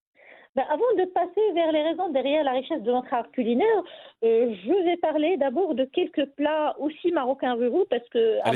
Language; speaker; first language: French; non-native, local second language; Arabic